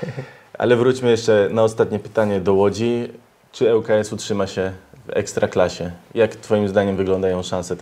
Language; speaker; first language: Polish; native; Polish